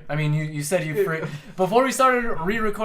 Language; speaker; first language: English; native; English